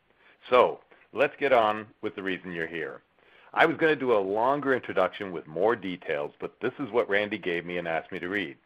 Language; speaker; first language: English; native; English